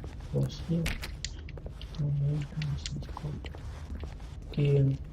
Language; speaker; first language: German; non-native, local second language; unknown